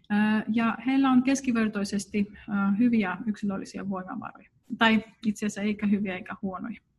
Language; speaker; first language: Finnish; non-native, fluent; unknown